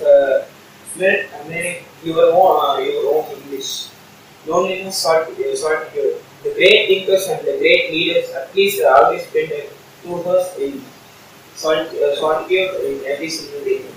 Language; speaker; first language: English; non-native, learner; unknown